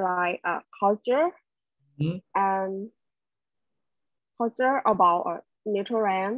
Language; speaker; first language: English; non-native, learner; Thai